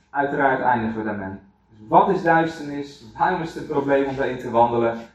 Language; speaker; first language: Dutch; native; Dutch